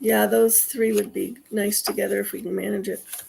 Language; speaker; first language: English; native; English